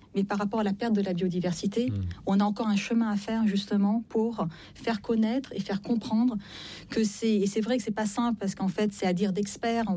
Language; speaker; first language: French; native; French